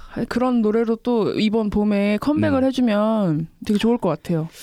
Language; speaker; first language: Korean; native; Korean